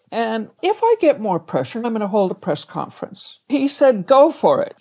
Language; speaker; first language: English; native; English